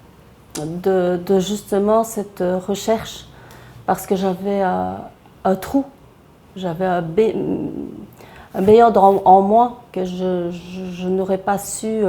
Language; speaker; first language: French; early bilingual, other home language; Chinese